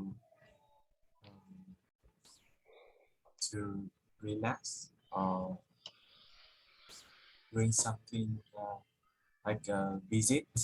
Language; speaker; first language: English; non-native, learner; Vietnamese